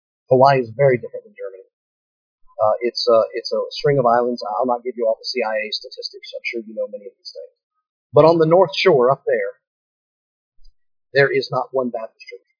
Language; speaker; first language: English; native; English